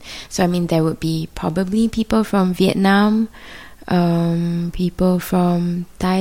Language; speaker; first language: English; native; English